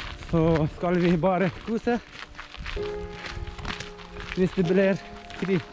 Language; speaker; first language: Norwegian; non-native, learner; Russian